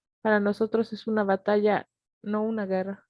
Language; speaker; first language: Spanish; native; Spanish